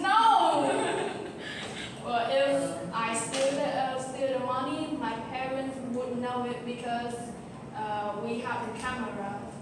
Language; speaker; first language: English; non-native, learner; Vietnamese